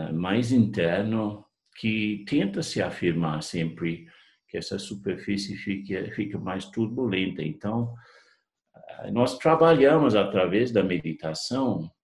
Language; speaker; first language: Portuguese; non-native, fluent; English